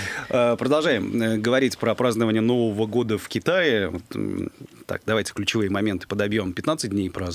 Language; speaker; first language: Russian; native; Russian